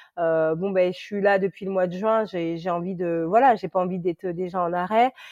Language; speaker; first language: French; early bilingual, other home language; Lingala